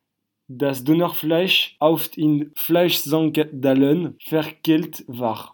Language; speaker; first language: German; non-native, learner; French